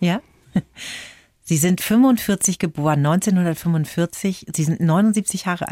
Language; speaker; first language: German; native; German